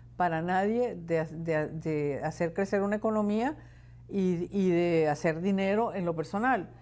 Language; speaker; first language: Spanish; native; Spanish